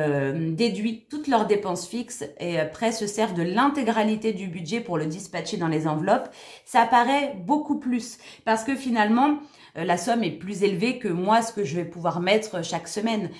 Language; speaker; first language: French; native; French